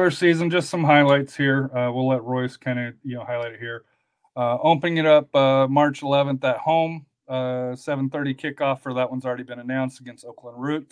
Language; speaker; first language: English; native; English